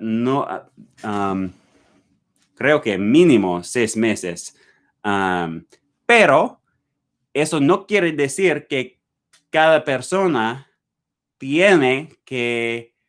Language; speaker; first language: Spanish; non-native, learner; English